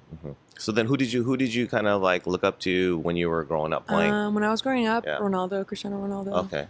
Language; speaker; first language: English; native; English